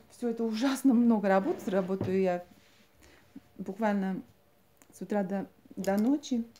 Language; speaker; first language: Russian; non-native, local second language; Latvian